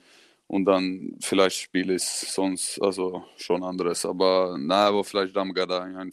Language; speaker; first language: German; non-native, learner; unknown